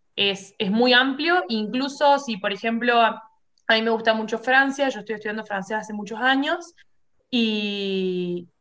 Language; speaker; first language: Spanish; native; Spanish